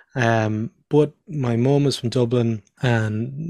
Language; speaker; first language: English; native; English